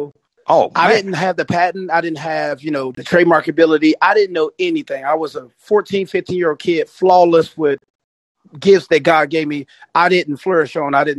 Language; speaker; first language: English; native; English